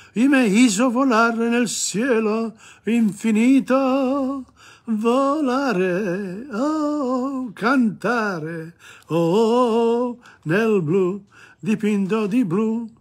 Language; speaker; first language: Spanish; non-native, learner; Italian